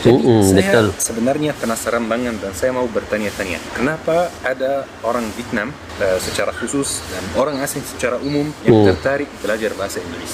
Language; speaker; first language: Indonesian; non-native, fluent; Arabic